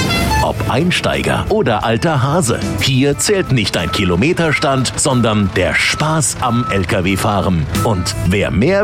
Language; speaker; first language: German; native; German